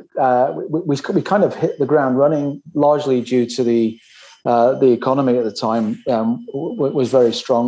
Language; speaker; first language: English; native; English